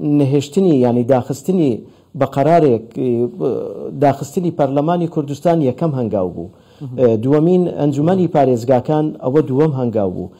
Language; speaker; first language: Central Kurdish; non-native, local second language; Turkish